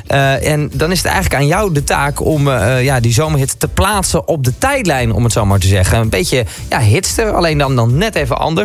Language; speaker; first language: Dutch; native; Dutch